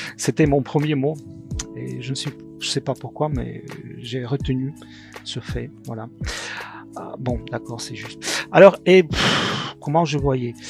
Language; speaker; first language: French; non-native, fluent; Russian